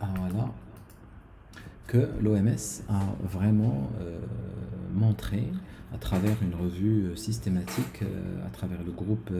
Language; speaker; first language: French; non-native, local second language; Arabic